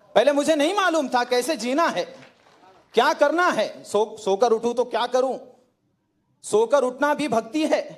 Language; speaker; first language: Hindi; native; Hindi